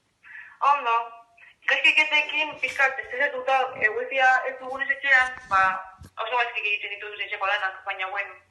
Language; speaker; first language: Basque; non-native, local second language; Spanish